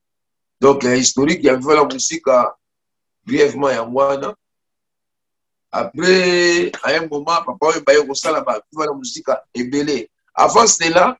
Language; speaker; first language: French; non-native, local second language; Lingala